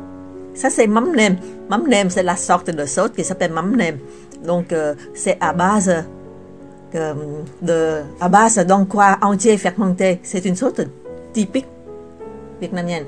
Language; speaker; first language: French; non-native, fluent; Vietnamese